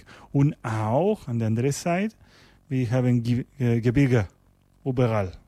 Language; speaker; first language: German; non-native, learner; Spanish